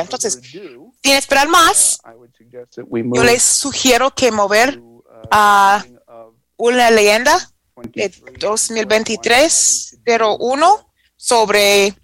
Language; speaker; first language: Spanish; non-native, fluent; English